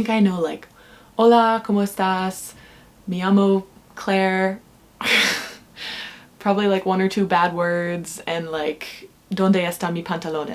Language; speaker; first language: Spanish; non-native, learner; English